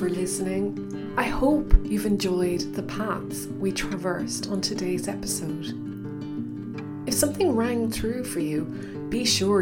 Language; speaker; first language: English; native; English